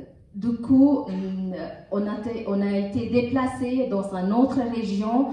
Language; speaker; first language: French; non-native, learner; Tamil